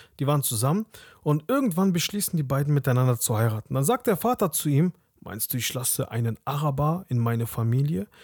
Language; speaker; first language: German; early bilingual, other home language; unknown